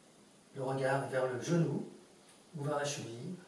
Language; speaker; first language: French; native; French